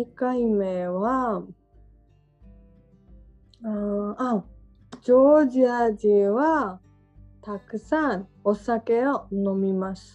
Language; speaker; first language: Japanese; non-native, learner; Georgian